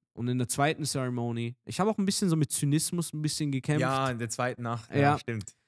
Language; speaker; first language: German; native; German